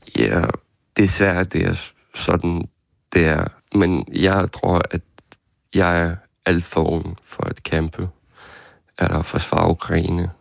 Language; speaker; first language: Danish; non-native, fluent; Ukrainian